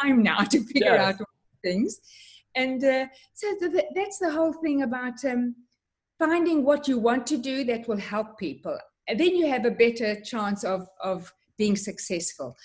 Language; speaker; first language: English; native; English